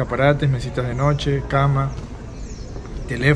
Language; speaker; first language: Spanish; native; Spanish